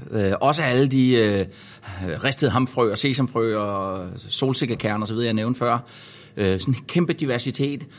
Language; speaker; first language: Danish; native; Danish